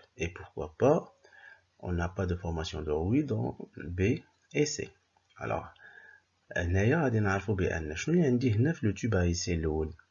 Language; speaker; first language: French; non-native, local second language; Arabic